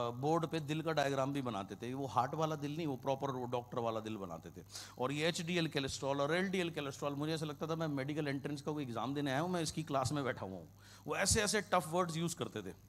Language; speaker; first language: Hindi; non-native, local second language; Kannada